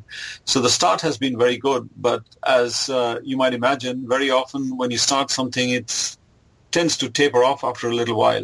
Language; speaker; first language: English; non-native, local second language; German